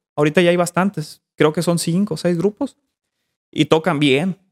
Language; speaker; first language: Spanish; native; Spanish